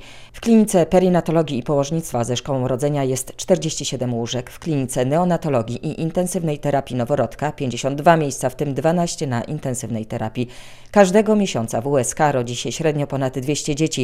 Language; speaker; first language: Polish; native; Polish